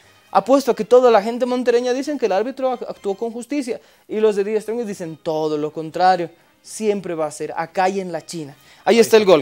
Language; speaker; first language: Spanish; native; Spanish